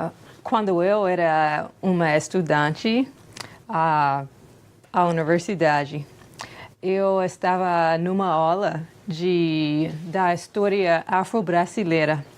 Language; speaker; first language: Portuguese; non-native, fluent; English